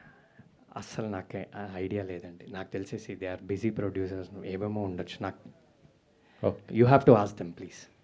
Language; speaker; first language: Telugu; native; Telugu